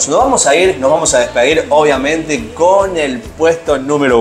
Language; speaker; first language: Spanish; native; Spanish